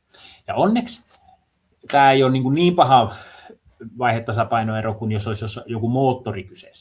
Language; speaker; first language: Finnish; native; Finnish